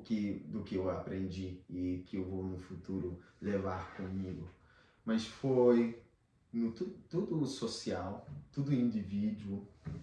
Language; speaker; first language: Portuguese; non-native, fluent; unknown